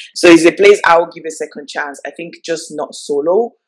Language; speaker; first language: English; native; English